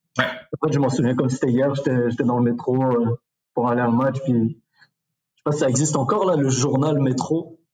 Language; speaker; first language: French; early bilingual, other home language; Arabic